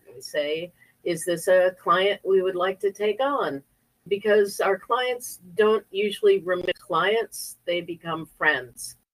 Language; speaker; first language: English; native; English